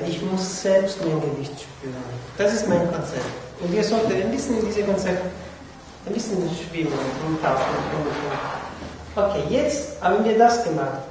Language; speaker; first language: German; non-native, fluent; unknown